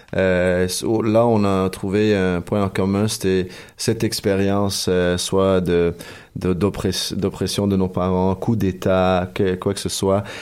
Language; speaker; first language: French; early bilingual, other home language; Spanish